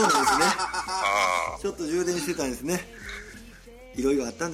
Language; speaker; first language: Japanese; native; Japanese